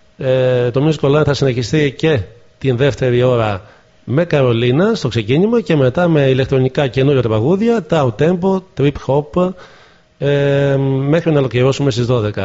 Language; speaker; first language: Greek; native; Greek